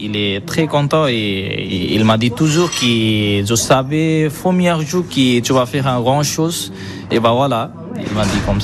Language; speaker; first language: French; non-native, learner; Bangla